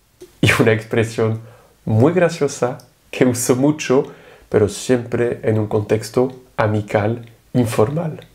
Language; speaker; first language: Spanish; non-native, fluent; French